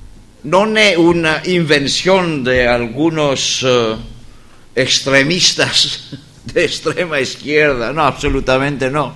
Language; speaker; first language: Spanish; non-native, fluent; Greek